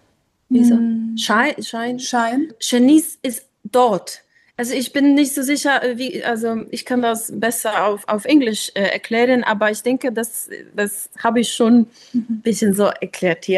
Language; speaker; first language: German; non-native, learner; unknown